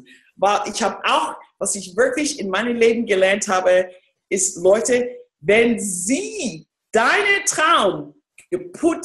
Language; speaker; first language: German; non-native, fluent; English